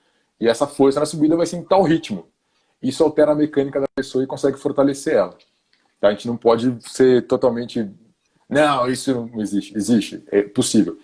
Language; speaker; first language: Portuguese; native; Portuguese